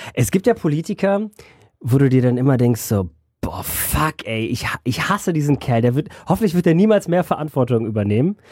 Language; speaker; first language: German; native; German